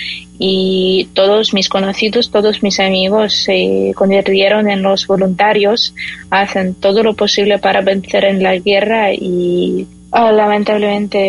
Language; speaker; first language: Spanish; non-native, fluent; Ukrainian